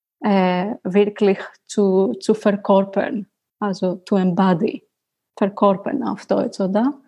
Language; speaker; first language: German; non-native, learner; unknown